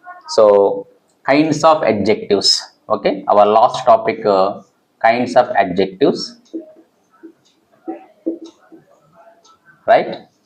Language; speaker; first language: English; non-native, local second language; Telugu